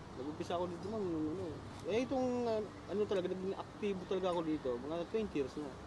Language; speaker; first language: Filipino; non-native, local second language; Bikol